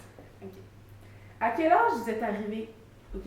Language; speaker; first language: French; native; French